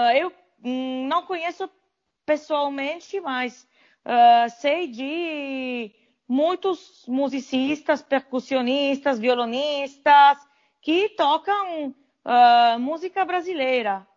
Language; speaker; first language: Portuguese; non-native, fluent; Italian